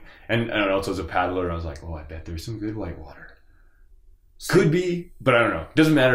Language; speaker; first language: English; native; English